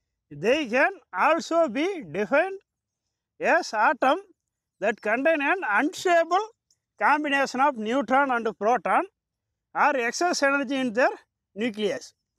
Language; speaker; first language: English; non-native, local second language; Tamil